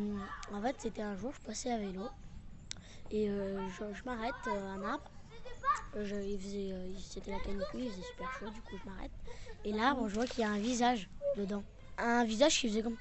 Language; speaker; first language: French; native; French